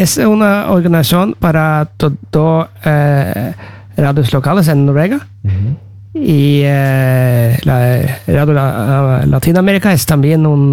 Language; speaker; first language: Spanish; non-native, learner; Norwegian